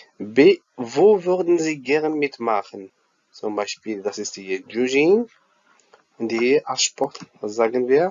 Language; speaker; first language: German; non-native, fluent; Arabic